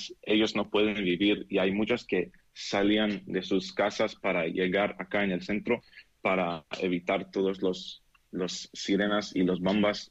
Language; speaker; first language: Spanish; non-native, learner; Hebrew